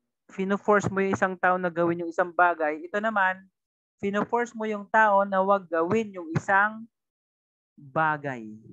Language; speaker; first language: Filipino; native; Filipino